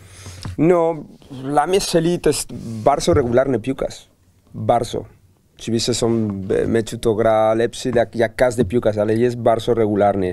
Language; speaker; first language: Polish; non-native, learner; Spanish